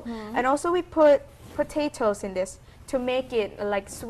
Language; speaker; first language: English; non-native, fluent; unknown